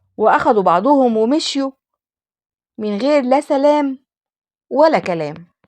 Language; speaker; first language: Egyptian Arabic; native; Egyptian Arabic